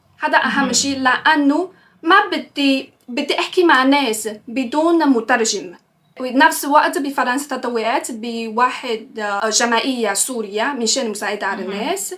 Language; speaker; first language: Arabic; non-native, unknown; Chinese